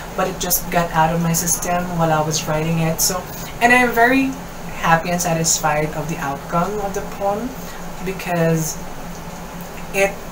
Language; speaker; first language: English; non-native, local second language; Kinaray-a